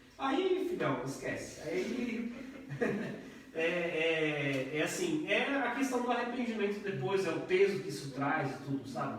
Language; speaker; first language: Portuguese; native; Portuguese